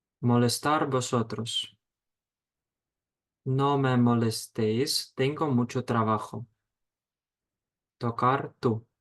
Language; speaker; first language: Spanish; non-native, fluent; Ukrainian